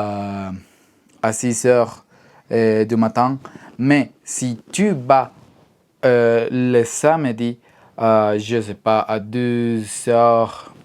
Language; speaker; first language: French; non-native, learner; Spanish